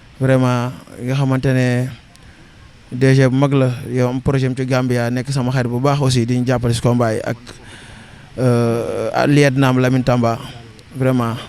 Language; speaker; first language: Wolof; non-native, local second language; Serer